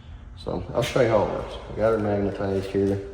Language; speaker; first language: English; native; English